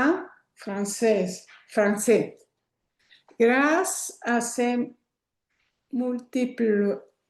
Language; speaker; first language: French; non-native, learner; Spanish